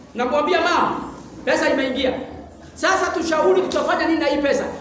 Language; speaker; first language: English; non-native, local second language; Swahili